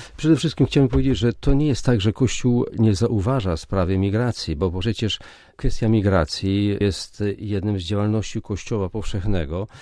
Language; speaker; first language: Polish; native; Polish